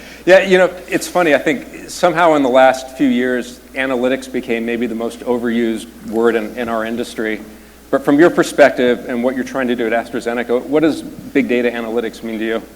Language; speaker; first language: English; native; English